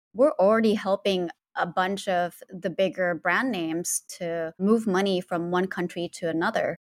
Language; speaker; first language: English; non-native, fluent; Indonesian